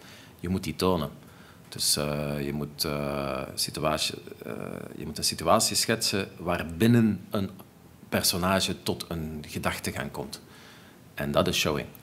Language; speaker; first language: Dutch; native; Dutch